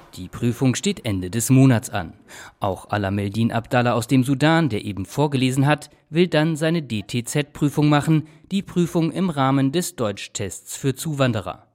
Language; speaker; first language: German; native; German